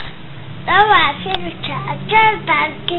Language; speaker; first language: Spanish; native; Spanish